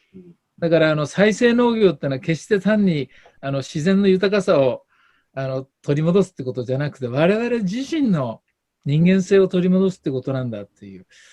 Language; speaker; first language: Japanese; native; Japanese